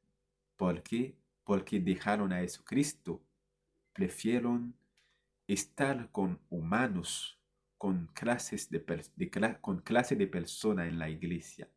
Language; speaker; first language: Spanish; non-native, fluent; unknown